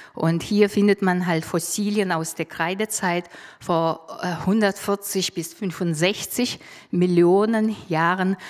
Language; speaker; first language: German; non-native, fluent; Mongolian